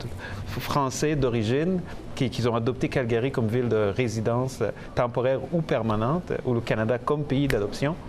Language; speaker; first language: French; early bilingual, other home language; Kinyarwanda